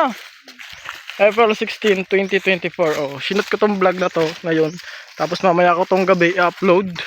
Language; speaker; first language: Filipino; non-native, local second language; Masbatenyo